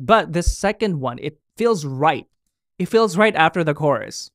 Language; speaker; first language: English; native; English